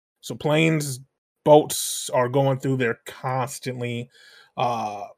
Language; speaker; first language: English; native; English